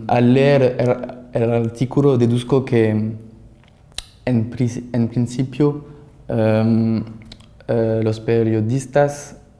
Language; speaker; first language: Spanish; non-native, learner; French